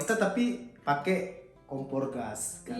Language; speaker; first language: Indonesian; native; Indonesian